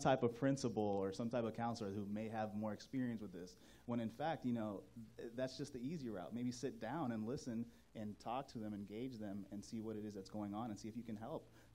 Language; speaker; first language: English; native; English